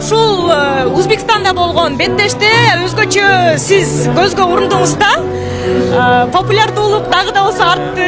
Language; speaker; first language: Kyrgyz; native; Kyrgyz